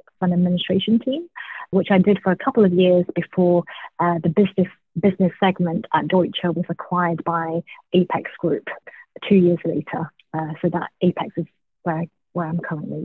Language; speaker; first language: English; native; English